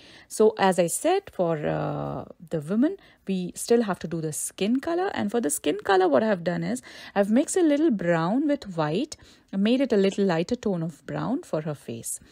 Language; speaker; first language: English; non-native, local second language; Hindi